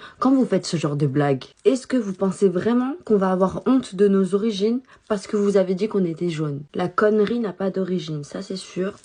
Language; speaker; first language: French; early bilingual, other home language; Chinese